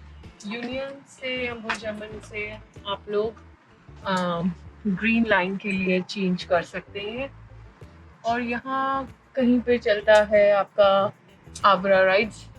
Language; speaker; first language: Hindi; native; Hindi